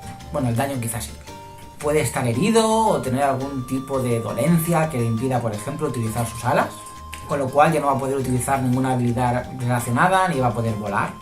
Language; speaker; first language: Spanish; native; Spanish